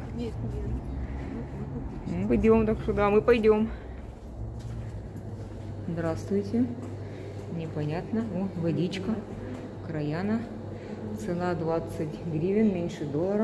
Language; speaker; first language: Russian; native; Russian